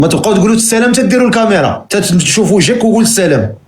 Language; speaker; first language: Arabic; native; Arabic